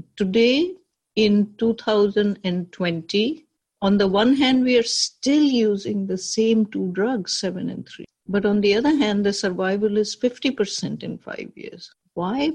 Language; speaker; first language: English; non-native, local second language; Urdu